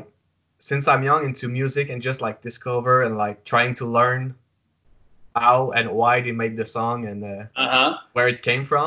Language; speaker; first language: English; non-native, fluent; French